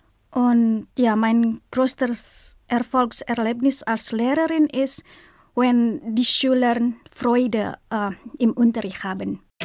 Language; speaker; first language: German; non-native, fluent; Indonesian